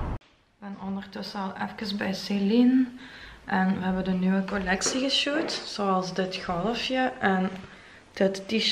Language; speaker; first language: Dutch; native; Dutch